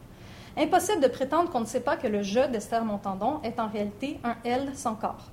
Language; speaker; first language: French; native; French